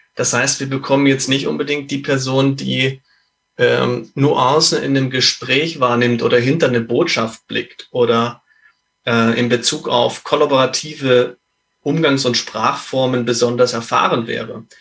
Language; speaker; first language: German; native; German